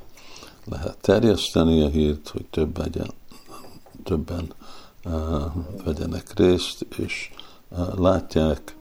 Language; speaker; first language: Hungarian; early bilingual, heritage; Hungarian